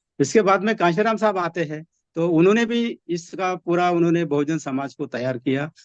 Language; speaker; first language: Hindi; non-native, local second language; Marathi